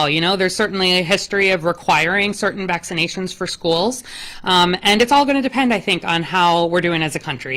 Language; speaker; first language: English; native; English